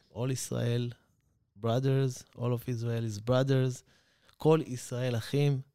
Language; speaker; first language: English; non-native, learner; Hebrew